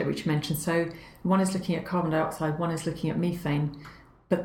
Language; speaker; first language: English; native; English